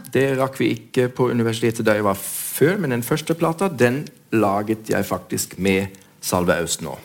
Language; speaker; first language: Norwegian; non-native, fluent; German